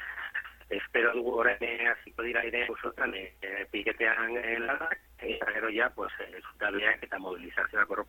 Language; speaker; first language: Basque; native; Basque